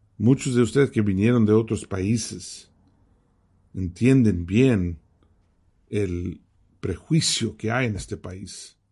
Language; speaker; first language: Spanish; early bilingual, heritage; Spanish